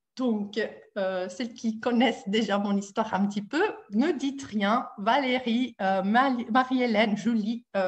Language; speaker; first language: French; non-native, fluent; Italian